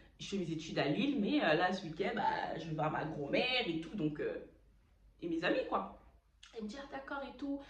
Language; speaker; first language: French; early bilingual, other home language; Lingala